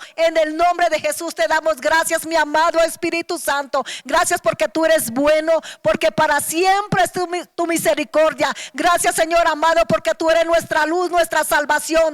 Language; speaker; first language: Spanish; native; Spanish